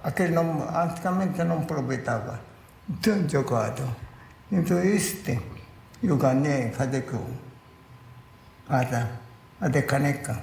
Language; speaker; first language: Portuguese; non-native, learner; Japanese